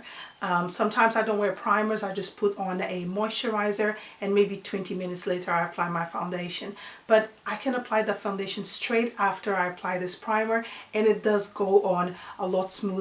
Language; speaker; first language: English; non-native, fluent; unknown